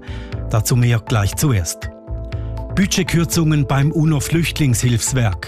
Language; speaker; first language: German; native; German